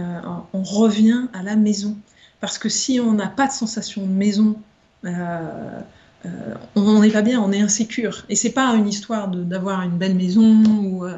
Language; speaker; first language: French; native; French